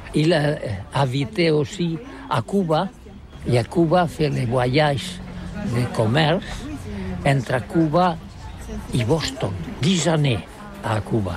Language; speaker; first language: French; non-native, learner; Catalan